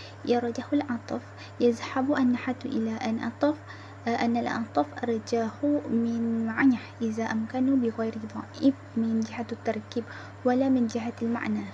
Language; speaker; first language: Arabic; non-native, learner; Malay